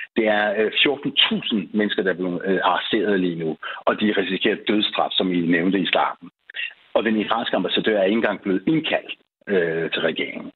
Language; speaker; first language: Danish; early bilingual, other home language; Persian